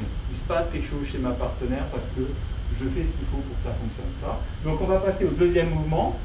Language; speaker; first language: French; native; French